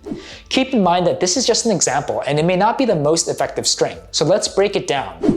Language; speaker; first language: English; native; English